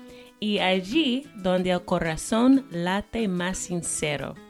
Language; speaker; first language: Spanish; non-native, fluent; English